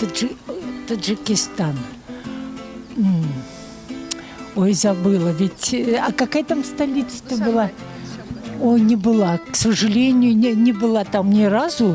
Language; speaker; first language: Russian; native; Russian